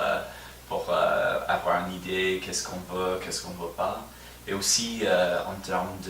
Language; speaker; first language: French; non-native, fluent; English